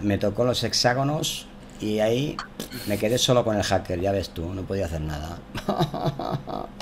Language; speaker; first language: Spanish; native; Spanish